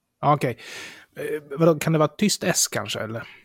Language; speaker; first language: Swedish; native; Swedish